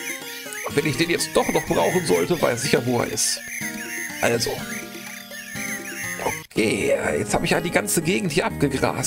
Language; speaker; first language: German; native; German